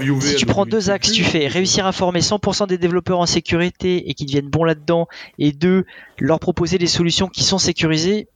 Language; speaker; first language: French; native; French